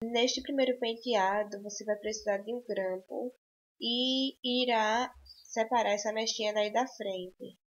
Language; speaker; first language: Portuguese; native; Portuguese